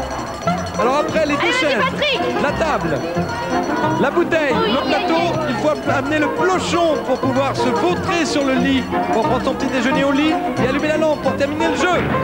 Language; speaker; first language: French; native; French